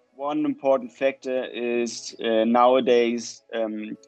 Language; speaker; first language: English; non-native, fluent; German